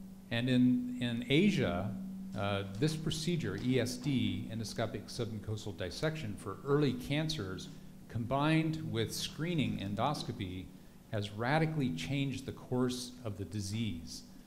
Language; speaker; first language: English; native; English